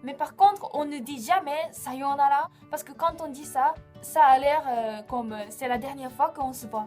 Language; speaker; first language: French; non-native, fluent; Japanese